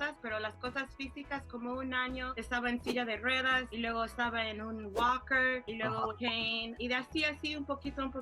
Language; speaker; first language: Spanish; early bilingual, other home language; English